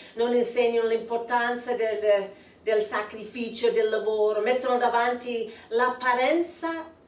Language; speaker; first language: Italian; non-native, fluent; English